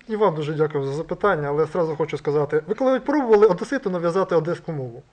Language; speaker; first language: Ukrainian; native; Ukrainian